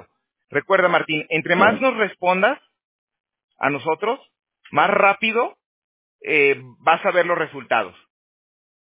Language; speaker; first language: Spanish; native; Spanish